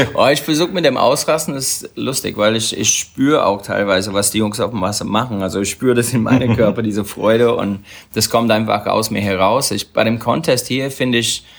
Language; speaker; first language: German; non-native, fluent; English